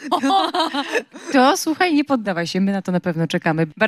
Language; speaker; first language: Polish; native; Polish